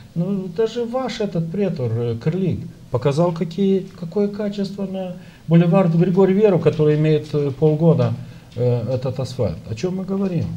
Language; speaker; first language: Russian; non-native, local second language; Romanian